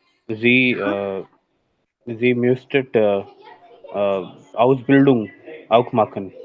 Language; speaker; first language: German; non-native, learner; Hindi